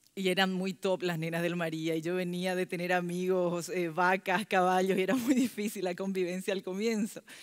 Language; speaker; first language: Spanish; early bilingual, other home language; Korean